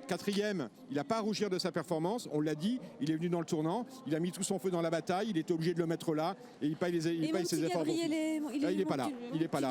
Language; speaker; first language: French; native; French